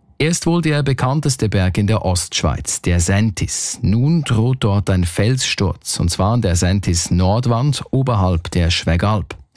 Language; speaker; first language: German; native; German